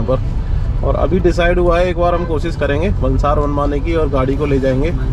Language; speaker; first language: Hindi; native; Hindi